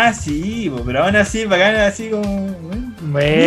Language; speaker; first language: Spanish; native; Spanish